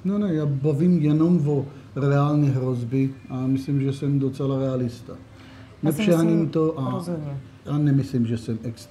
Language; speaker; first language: Czech; non-native, learner; Hebrew